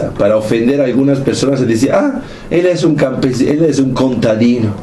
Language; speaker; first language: Spanish; non-native, fluent; Italian